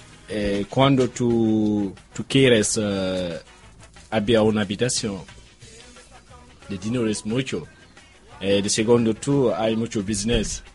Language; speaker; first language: Spanish; non-native, learner; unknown